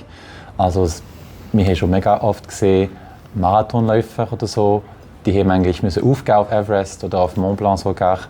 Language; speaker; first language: German; non-native, local second language; French